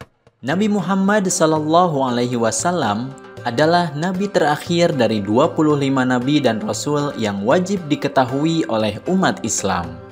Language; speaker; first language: Indonesian; native; Indonesian